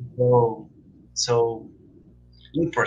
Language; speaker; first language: English; non-native, learner; Portuguese